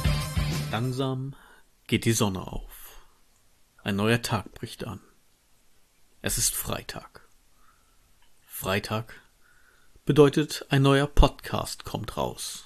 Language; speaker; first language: German; native; German